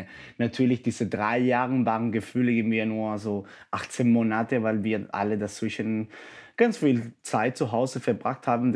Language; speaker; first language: German; non-native, fluent; Spanish